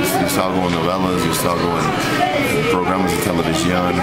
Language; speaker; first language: Spanish; non-native, fluent; English